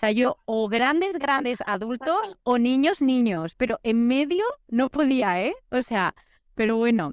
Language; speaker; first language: Spanish; native; Spanish